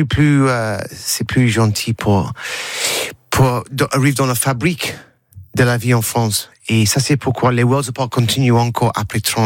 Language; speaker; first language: French; non-native, learner; English